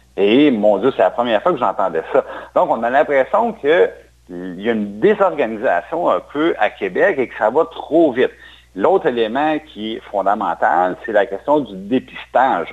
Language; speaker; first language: French; native; French